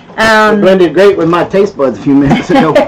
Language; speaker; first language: English; native; English